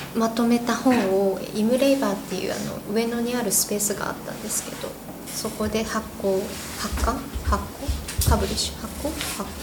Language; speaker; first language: Japanese; native; Japanese